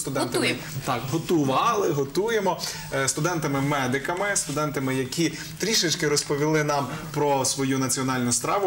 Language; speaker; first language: Ukrainian; native; Ukrainian